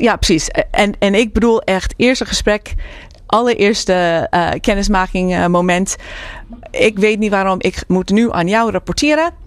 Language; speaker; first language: Dutch; non-native, fluent; English